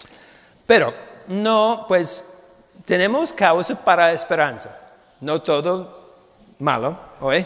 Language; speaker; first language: Spanish; non-native, fluent; English